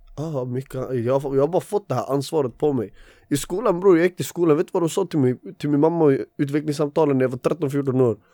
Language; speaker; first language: Swedish; early bilingual, other home language; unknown